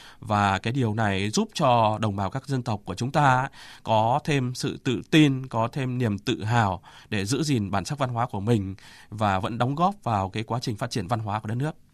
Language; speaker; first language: Vietnamese; native; Vietnamese